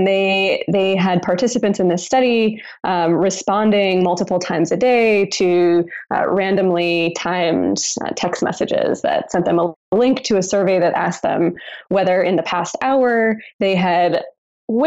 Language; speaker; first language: English; native; English